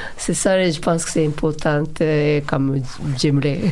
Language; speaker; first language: French; non-native, learner; Japanese